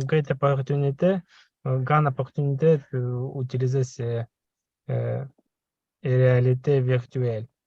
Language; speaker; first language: French; non-native, learner; Russian